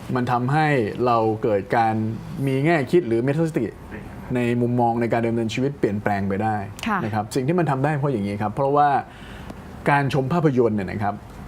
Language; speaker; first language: Thai; native; Thai